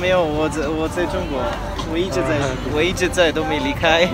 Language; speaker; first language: Chinese; non-native, fluent; Arabic